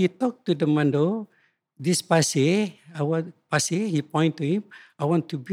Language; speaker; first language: English; non-native, local second language; Malay